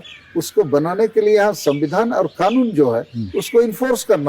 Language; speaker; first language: Hindi; non-native, local second language; Santali